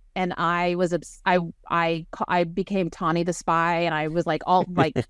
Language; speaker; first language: English; native; English